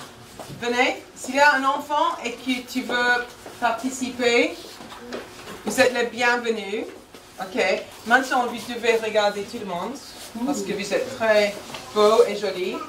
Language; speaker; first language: French; non-native, fluent; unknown